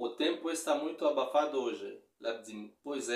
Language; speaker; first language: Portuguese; non-native, fluent; Haitian Creole